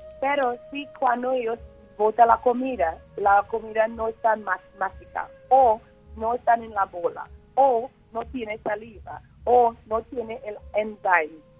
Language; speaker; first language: Spanish; non-native, learner; English